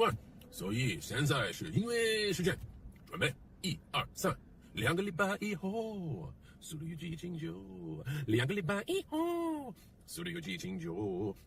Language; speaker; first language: Chinese; non-native, learner; English